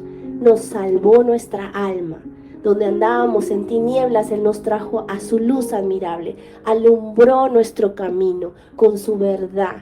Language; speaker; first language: Spanish; native; Spanish